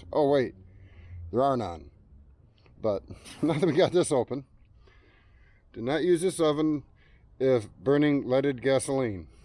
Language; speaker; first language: English; native; English